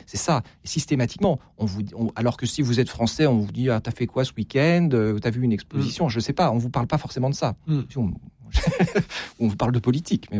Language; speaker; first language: French; native; French